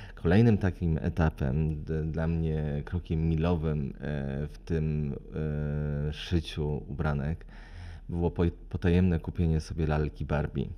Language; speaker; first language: Polish; native; Polish